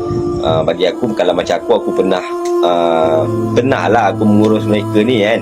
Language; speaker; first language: Malay; native; Malay